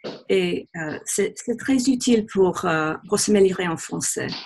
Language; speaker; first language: French; non-native, fluent; English